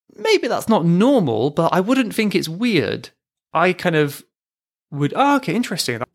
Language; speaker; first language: English; native; English